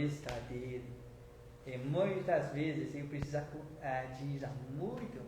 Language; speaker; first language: Portuguese; non-native, learner; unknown